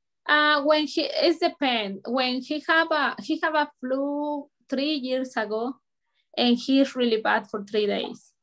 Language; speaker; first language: English; non-native, learner; Spanish